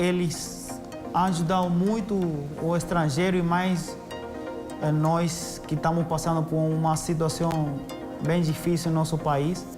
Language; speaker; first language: Portuguese; non-native, learner; Spanish